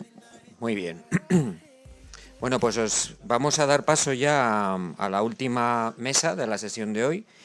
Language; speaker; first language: Spanish; native; Spanish